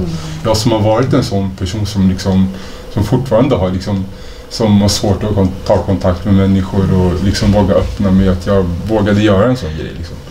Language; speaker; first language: Swedish; native; Swedish